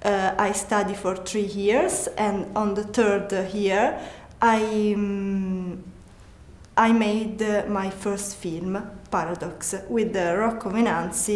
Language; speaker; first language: English; non-native, learner; Italian